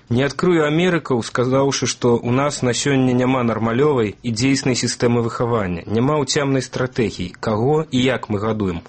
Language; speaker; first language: Belarusian; native; Belarusian